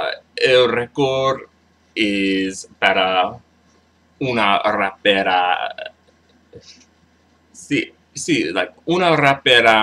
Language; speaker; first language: Spanish; non-native, learner; English